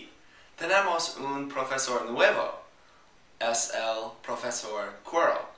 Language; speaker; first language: Spanish; non-native, learner; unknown